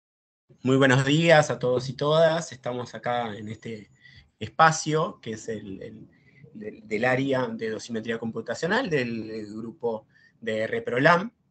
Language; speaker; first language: Spanish; native; Spanish